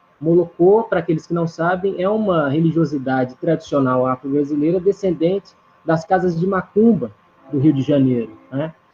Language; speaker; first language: Portuguese; native; Portuguese